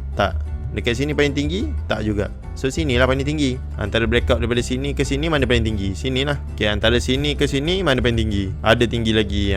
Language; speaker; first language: Malay; native; Malay